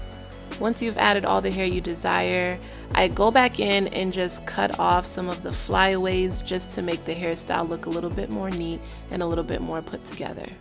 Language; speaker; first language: English; native; English